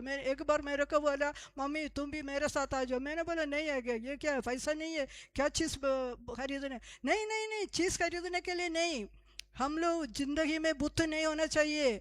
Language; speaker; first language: Hindi; non-native, local second language; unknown